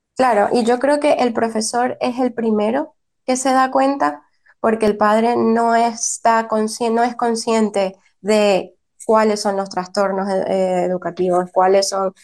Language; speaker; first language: Spanish; native; Spanish